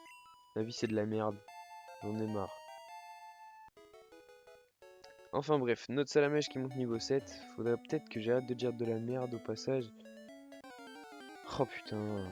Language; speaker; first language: French; native; French